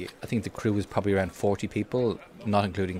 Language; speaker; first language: English; native; English